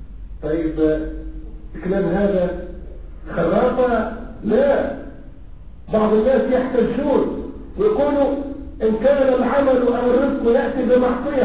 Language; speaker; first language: Arabic; native; Arabic